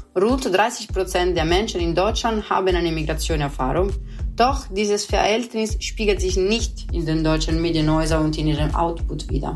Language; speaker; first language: German; non-native, fluent; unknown